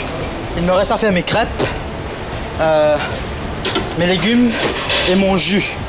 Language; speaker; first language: French; non-native, local second language; Morisyen